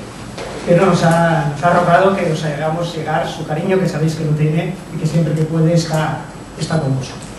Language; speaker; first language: Spanish; native; Spanish